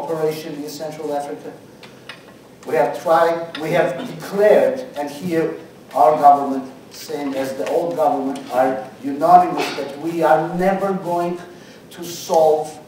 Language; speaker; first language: English; non-native, fluent; Georgian